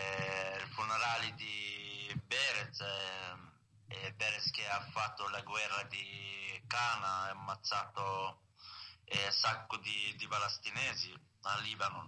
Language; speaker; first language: Italian; non-native, learner; Arabic